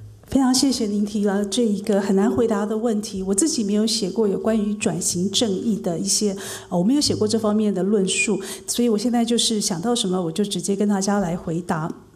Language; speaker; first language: Chinese; native; Chinese